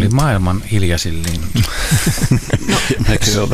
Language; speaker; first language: Finnish; native; Finnish